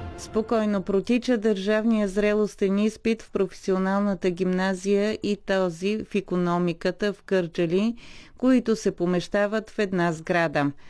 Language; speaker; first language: Bulgarian; native; Bulgarian